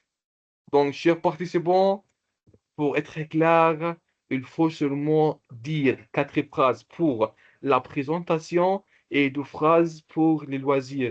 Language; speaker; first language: French; non-native, local second language; Comorian